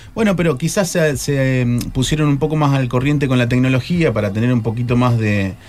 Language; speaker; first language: Spanish; native; Spanish